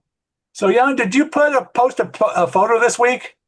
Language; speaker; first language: English; native; English